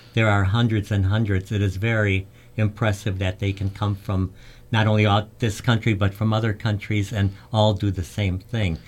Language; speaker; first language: English; early bilingual, other home language; Czech